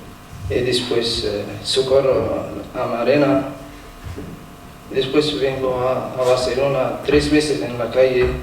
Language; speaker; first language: Spanish; non-native, learner; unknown